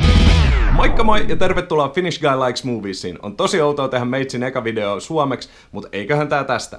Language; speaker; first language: Finnish; native; Finnish